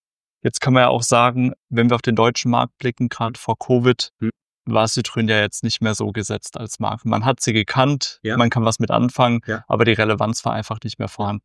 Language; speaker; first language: German; native; German